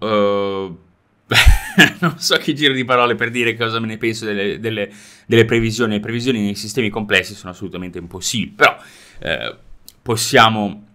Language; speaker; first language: Italian; native; Italian